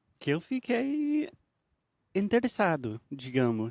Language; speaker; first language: Portuguese; non-native, fluent; English